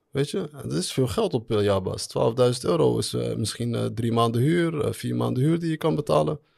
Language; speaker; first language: Dutch; early bilingual, other home language; Arabic